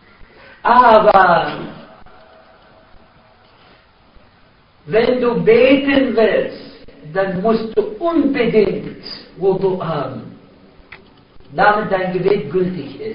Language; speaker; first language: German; non-native, fluent; Arabic